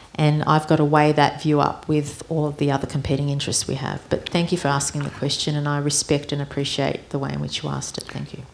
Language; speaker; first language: English; early bilingual, other home language; Armenian